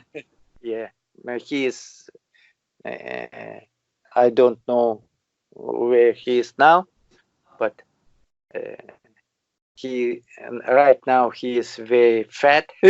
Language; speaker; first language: English; non-native, learner; Russian